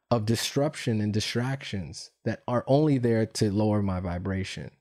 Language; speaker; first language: English; early bilingual, other home language; Spanish